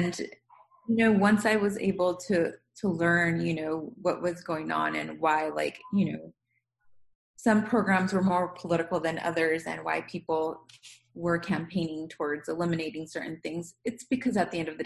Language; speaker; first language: English; non-native, fluent; Spanish